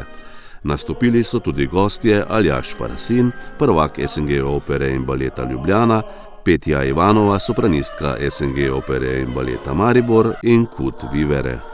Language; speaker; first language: Slovenian; native; Slovenian